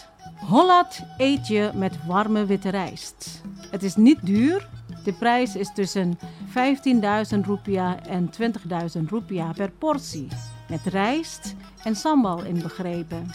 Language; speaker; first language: Dutch; non-native, fluent; Indonesian